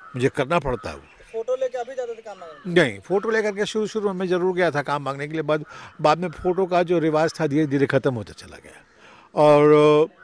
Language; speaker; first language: Hindi; native; Hindi